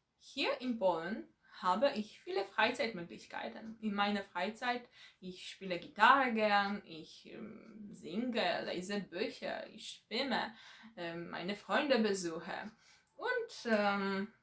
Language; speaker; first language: German; non-native, learner; Polish